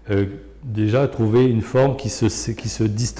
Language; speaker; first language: French; native; French